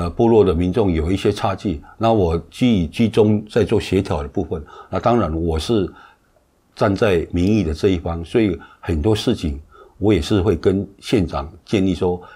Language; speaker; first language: Chinese; native; Chinese